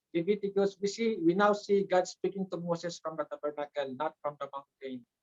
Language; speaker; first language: English; non-native, local second language; Filipino